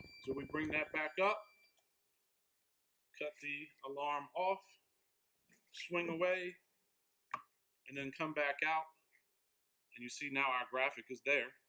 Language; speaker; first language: English; native; English